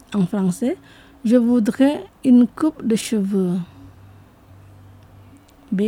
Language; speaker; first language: French; non-native, fluent; Indonesian